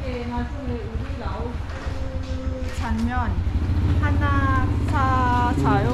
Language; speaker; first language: Korean; non-native, learner; Lao